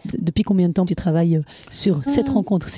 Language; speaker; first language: French; native; French